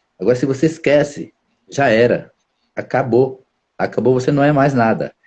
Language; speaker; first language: Portuguese; non-native, local second language; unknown